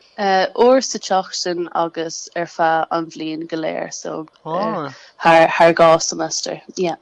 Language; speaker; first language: Irish; non-native, local second language; English